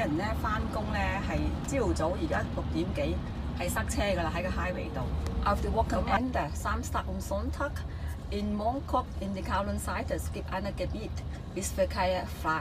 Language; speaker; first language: German; non-native, learner; Cantonese